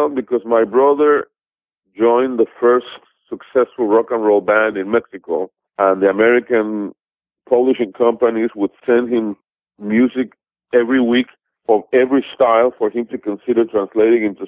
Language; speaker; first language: English; non-native, fluent; Spanish